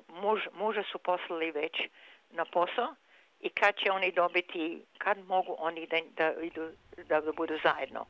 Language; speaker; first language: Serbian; early bilingual, heritage; Serbian